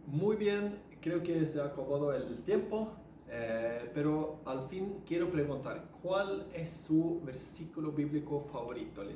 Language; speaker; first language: Spanish; non-native, fluent; Norwegian